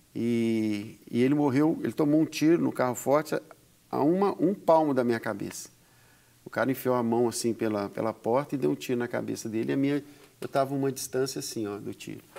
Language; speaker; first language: Portuguese; native; Portuguese